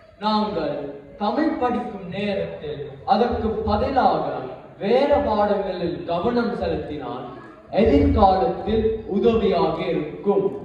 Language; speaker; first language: Tamil; early bilingual, heritage; Tamil